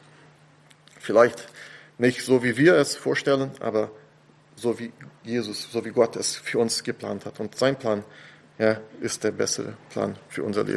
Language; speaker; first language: German; non-native, fluent; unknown